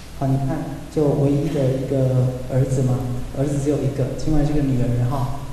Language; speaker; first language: Chinese; native; Chinese